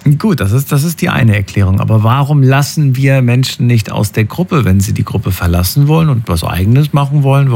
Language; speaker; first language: German; native; German